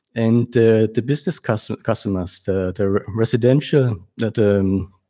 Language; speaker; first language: English; non-native, fluent; German